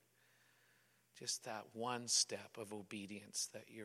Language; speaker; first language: English; native; English